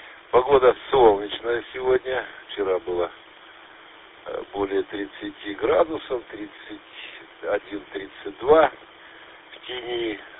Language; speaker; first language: Russian; native; Russian